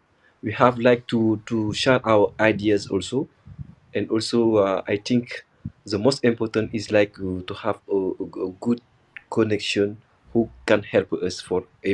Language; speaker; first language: English; non-native, local second language; Wolof